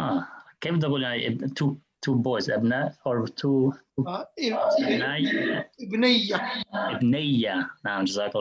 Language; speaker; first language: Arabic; non-native, learner; Albanian